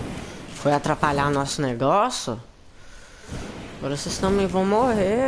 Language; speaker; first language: Portuguese; native; Portuguese